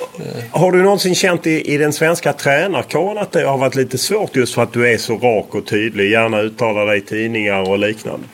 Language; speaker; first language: Swedish; native; Swedish